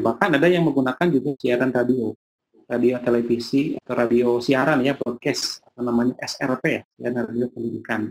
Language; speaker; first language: Indonesian; native; Indonesian